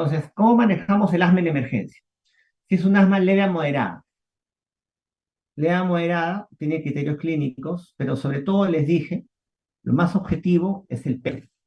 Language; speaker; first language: Spanish; native; Spanish